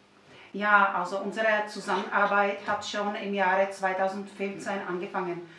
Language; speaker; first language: German; non-native, fluent; Czech